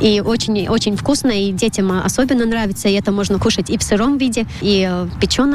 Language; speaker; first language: Russian; non-native, local second language; Latvian